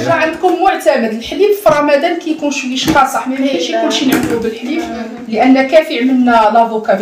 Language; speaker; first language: Arabic; native; Arabic